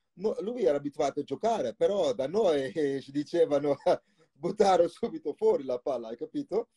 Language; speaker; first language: Italian; non-native, fluent; Dutch